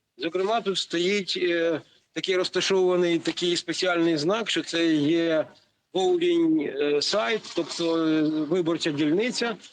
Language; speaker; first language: Ukrainian; native; Ukrainian